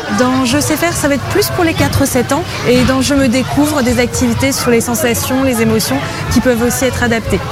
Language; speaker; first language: French; native; French